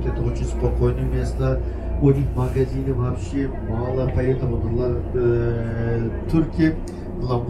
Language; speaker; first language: Russian; non-native, learner; Turkish